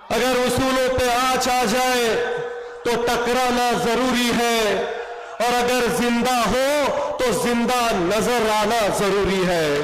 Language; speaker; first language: Hindi; non-native, local second language; Marathi